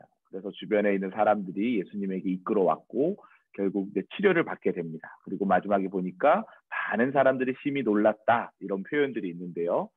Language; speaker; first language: Korean; native; Korean